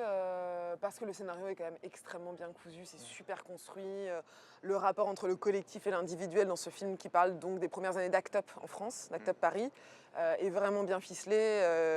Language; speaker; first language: French; native; French